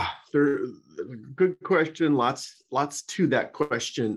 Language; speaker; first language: English; native; English